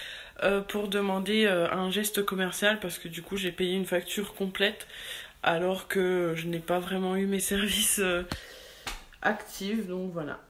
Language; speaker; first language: French; native; French